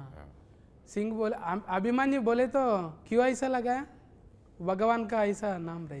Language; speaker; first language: Hindi; non-native, local second language; Telugu